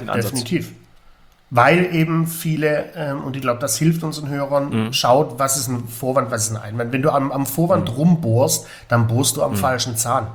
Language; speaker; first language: German; native; German